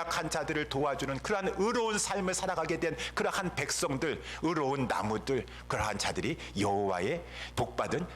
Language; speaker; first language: Korean; native; Korean